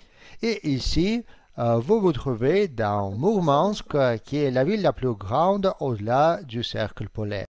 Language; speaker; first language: French; non-native, fluent; Russian